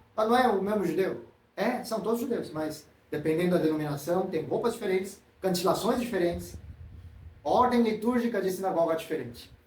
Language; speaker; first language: Portuguese; non-native, fluent; Korean